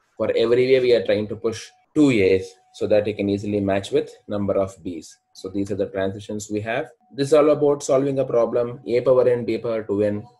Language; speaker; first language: English; non-native, local second language; Kannada